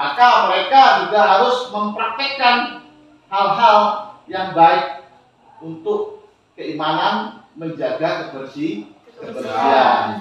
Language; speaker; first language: Indonesian; native; Indonesian